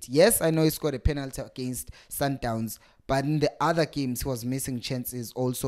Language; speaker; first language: English; non-native, local second language; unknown